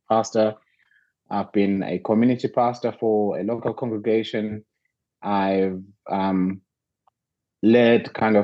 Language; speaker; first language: English; non-native, local second language; Zulu